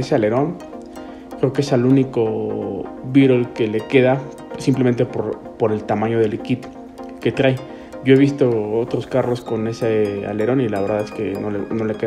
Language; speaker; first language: Spanish; native; Spanish